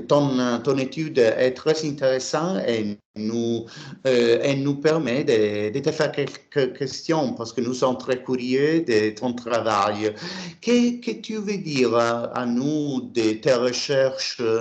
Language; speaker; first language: French; non-native, learner; Italian